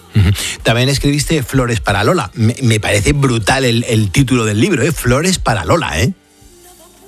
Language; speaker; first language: Spanish; native; Spanish